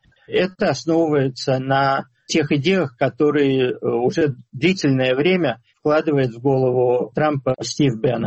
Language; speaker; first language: Russian; native; Russian